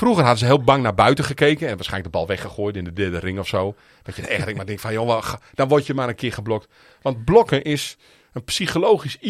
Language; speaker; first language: Dutch; native; Dutch